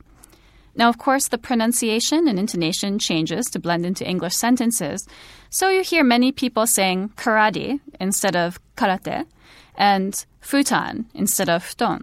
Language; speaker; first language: English; native; English